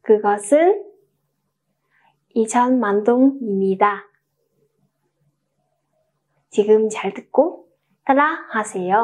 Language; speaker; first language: Korean; non-native, learner; Vietnamese